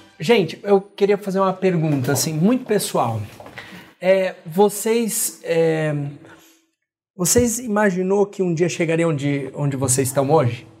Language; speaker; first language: Portuguese; native; Portuguese